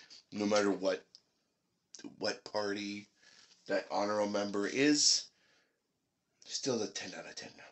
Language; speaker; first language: English; early bilingual, other home language; French